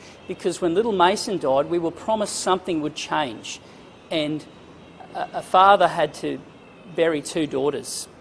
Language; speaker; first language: English; native; English